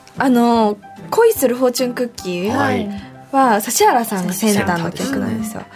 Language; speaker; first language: Japanese; native; Japanese